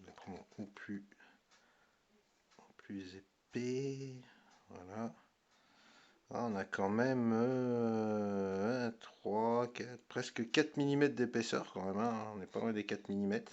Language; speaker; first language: French; native; French